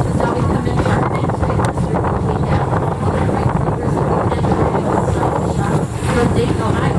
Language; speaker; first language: English; native; English